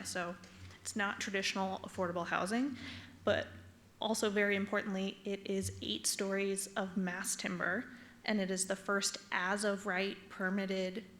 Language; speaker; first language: English; native; English